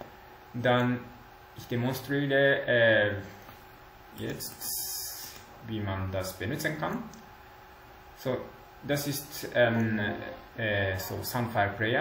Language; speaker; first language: German; non-native, learner; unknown